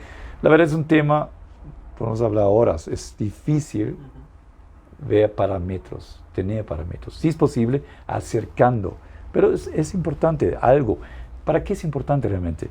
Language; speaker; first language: Spanish; non-native, fluent; German